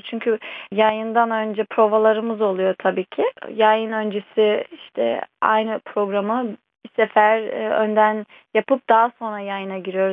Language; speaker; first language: Turkish; early bilingual, heritage; Turkish